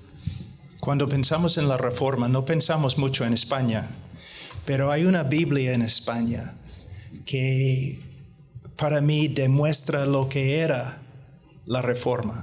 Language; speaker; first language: Spanish; non-native, fluent; English